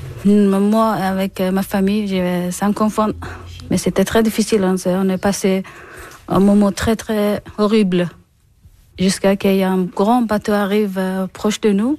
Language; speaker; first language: French; non-native, learner; Persian